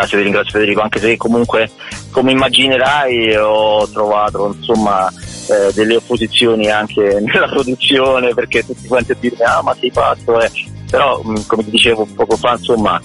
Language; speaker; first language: Italian; native; Italian